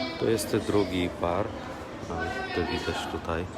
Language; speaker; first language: Polish; non-native, learner; Arabic